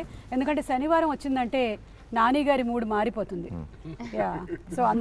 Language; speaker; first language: Telugu; native; Telugu